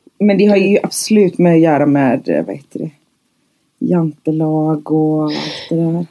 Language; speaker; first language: Swedish; native; Swedish